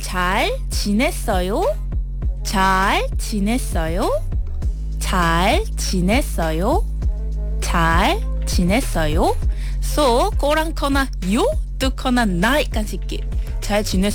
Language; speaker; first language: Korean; non-native, learner; Malay